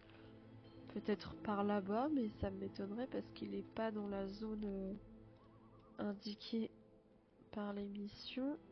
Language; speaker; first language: French; native; French